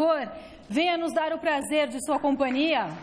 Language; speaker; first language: Portuguese; native; Portuguese